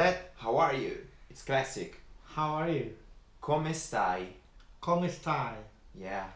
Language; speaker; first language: English; non-native, fluent; Italian